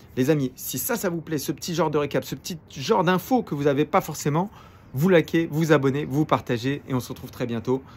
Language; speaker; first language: French; native; French